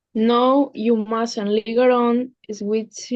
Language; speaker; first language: English; non-native, learner; Spanish